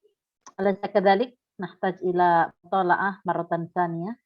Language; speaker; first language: Arabic; non-native, fluent; Indonesian